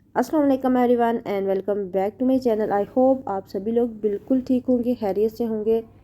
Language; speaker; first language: Urdu; native; Urdu